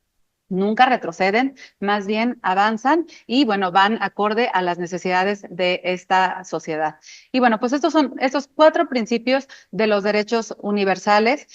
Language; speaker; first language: Spanish; native; Spanish